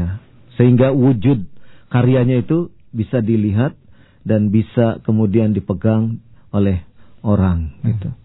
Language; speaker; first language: Indonesian; native; Indonesian